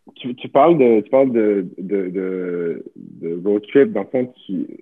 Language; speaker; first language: French; native; French